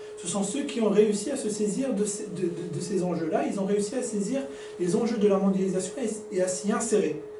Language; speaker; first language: French; non-native, local second language; Arabic